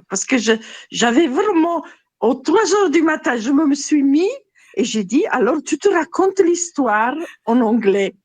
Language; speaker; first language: French; non-native, fluent; Italian